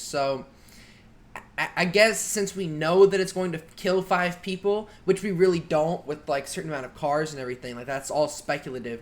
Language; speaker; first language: English; native; English